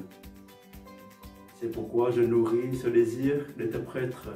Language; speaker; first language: French; non-native, fluent; Vietnamese